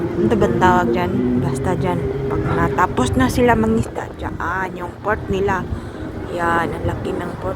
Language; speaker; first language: Filipino; non-native, local second language; Hiligaynon